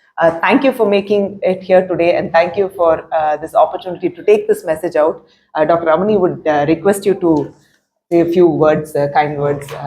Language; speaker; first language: English; non-native, local second language; Tamil